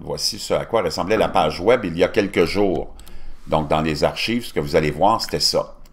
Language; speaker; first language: French; native; French